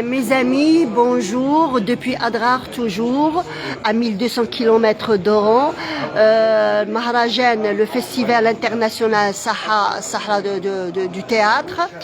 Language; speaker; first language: French; non-native, local second language; Arabic